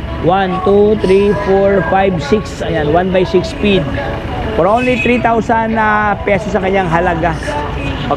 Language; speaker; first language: Filipino; native; Filipino